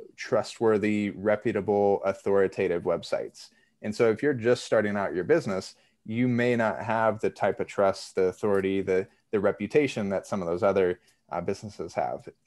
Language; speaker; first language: English; native; English